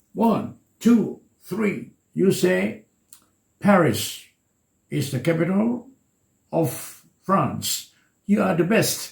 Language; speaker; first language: English; non-native, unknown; Thai